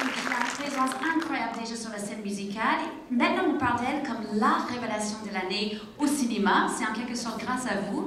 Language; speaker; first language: French; native; French